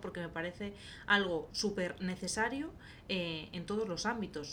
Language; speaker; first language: Spanish; native; Spanish